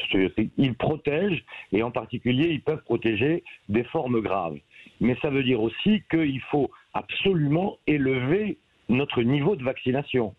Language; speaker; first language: French; native; French